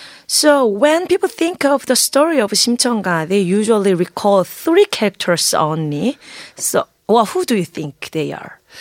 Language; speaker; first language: English; non-native, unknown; Korean